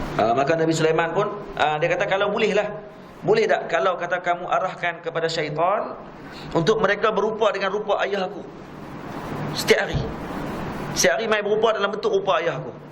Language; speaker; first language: Malay; native; Malay